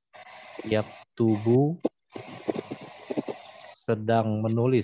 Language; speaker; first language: Indonesian; native; Indonesian